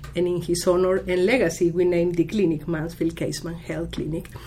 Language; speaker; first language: English; non-native, fluent; Spanish